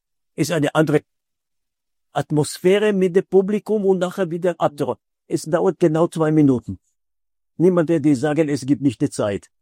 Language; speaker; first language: German; non-native, fluent; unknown